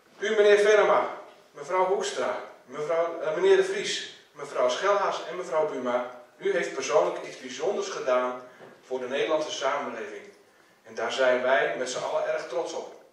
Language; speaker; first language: Dutch; non-native, local second language; Western Frisian